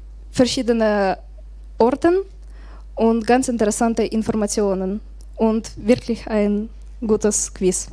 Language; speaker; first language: German; non-native, learner; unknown